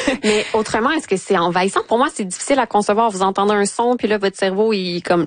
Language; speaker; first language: French; native; French